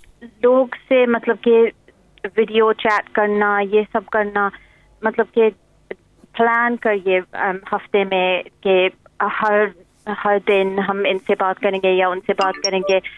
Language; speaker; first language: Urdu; early bilingual, heritage; English